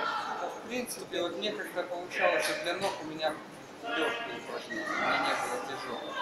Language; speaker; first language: Russian; native; Russian